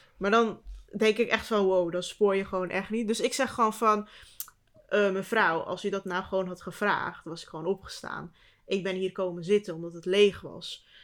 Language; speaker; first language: Dutch; early bilingual, other home language; Turkish